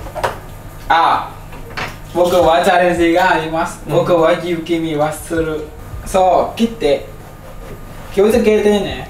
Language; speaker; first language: Japanese; non-native, learner; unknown